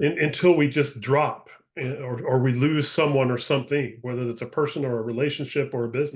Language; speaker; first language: English; native; English